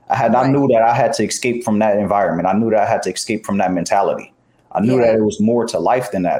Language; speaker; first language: English; native; English